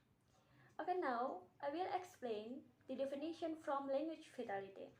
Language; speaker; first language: English; non-native, learner; Indonesian